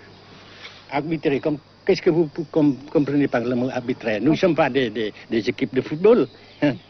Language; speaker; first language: French; non-native, fluent; Vietnamese